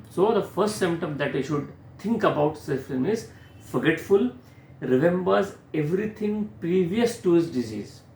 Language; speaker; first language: English; non-native, local second language; Hindi